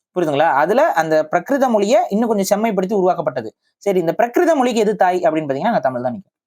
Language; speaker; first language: Tamil; native; Tamil